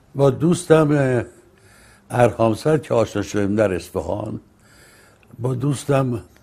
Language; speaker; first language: Persian; native; Persian